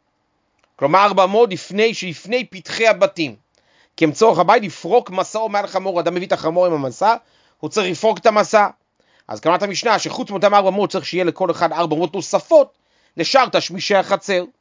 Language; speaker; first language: Hebrew; native; Hebrew